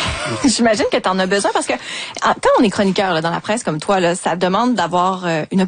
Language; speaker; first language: French; native; French